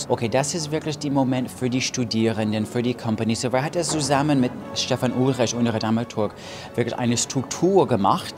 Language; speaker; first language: German; non-native, fluent; English